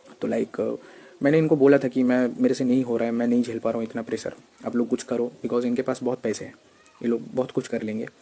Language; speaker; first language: Hindi; non-native, local second language; Bangla